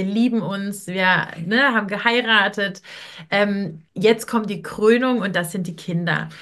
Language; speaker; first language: German; native; German